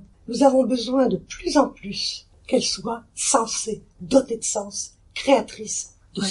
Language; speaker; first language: French; native; French